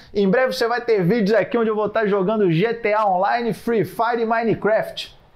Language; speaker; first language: Portuguese; native; Portuguese